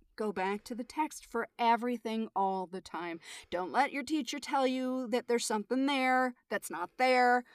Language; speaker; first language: English; native; English